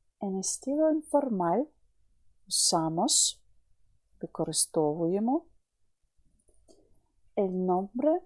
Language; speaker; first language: Spanish; non-native, fluent; Ukrainian